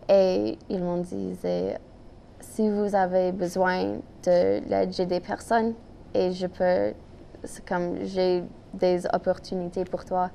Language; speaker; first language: French; non-native, local second language; English